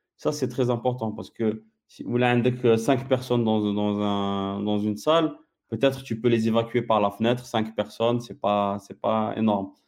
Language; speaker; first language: French; non-native, local second language; Arabic